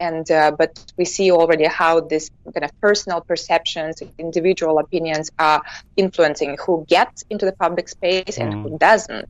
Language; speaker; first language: English; non-native, fluent; Kyrgyz